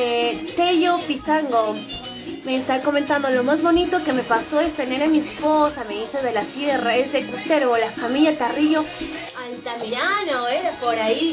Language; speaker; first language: Spanish; native; Spanish